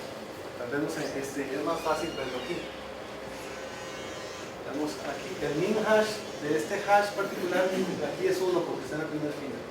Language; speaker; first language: Spanish; native; Spanish